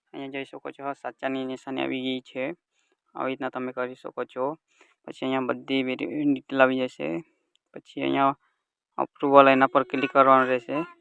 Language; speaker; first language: Gujarati; non-native, local second language; Vasavi